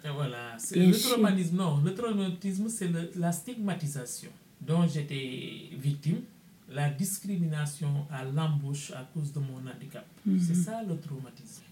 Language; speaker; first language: French; non-native, local second language; Wolof